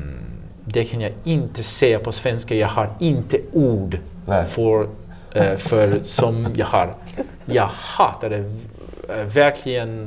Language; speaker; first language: Swedish; non-native, learner; English